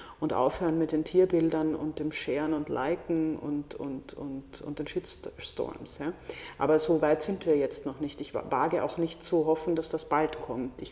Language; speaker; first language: German; native; German